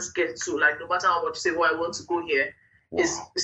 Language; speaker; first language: English; non-native, local second language; Yoruba